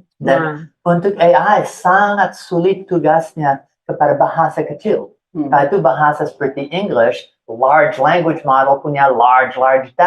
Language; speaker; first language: Indonesian; non-native, fluent; English